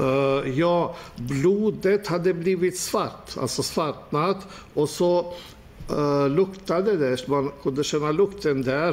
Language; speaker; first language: Swedish; non-native, fluent; Albanian